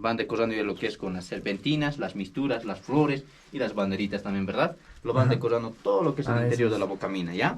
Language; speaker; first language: Spanish; native; Spanish